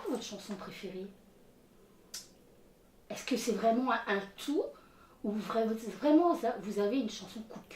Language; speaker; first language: French; native; French